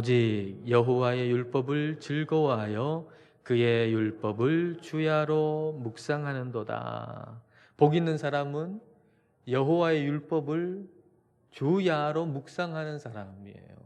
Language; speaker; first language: Korean; native; Korean